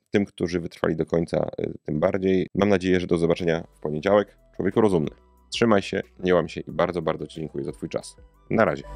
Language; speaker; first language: Polish; native; Polish